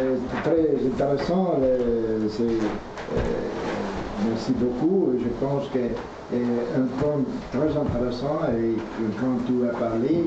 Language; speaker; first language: French; non-native, learner; Italian